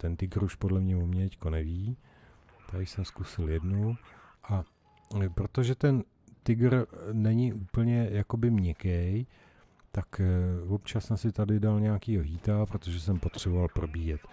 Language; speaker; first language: Czech; native; Czech